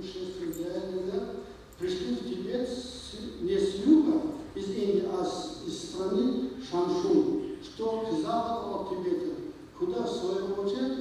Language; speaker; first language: Russian; non-native, local second language; Tajik